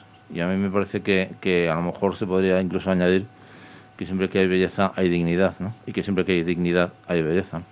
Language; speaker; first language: Spanish; native; Spanish